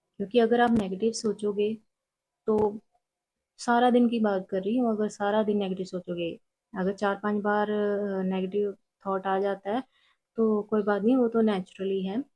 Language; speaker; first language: Hindi; non-native, local second language; Punjabi